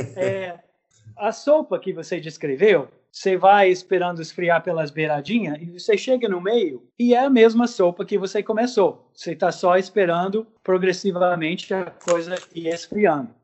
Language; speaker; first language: Portuguese; non-native, fluent; English